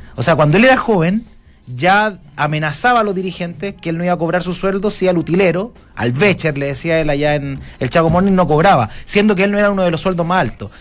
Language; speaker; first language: Spanish; native; Spanish